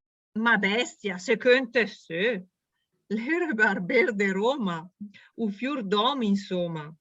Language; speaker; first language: Italian; native; Italian